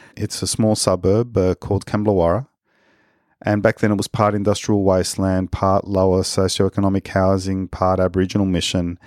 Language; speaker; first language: English; early bilingual, other home language; Spanish